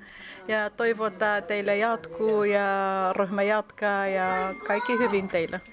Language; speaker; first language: Finnish; non-native, learner; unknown